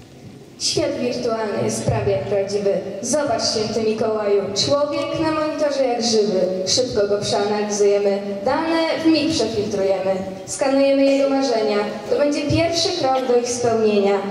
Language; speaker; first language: Polish; native; Polish